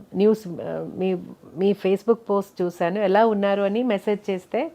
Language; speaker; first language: Telugu; non-native, local second language; Malayalam